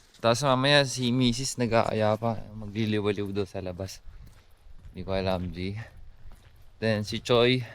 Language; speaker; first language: Filipino; native; Filipino